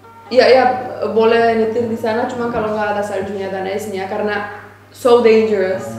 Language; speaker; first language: Indonesian; non-native, fluent; Romanian